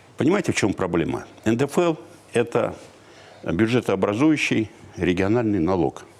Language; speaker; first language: Russian; native; Russian